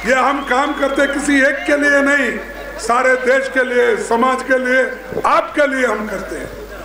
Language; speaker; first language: Hindi; non-native, local second language; Kannada